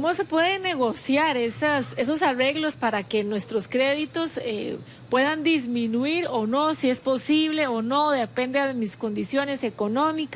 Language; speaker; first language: Spanish; native; Spanish